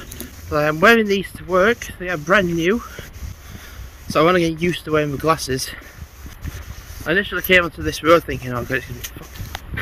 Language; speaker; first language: English; native; English